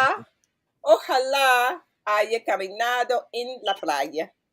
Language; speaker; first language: Spanish; non-native, learner; English